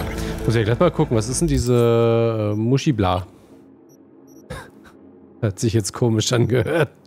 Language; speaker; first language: German; native; German